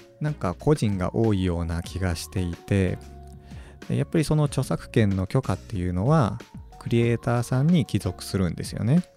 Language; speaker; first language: Japanese; native; Japanese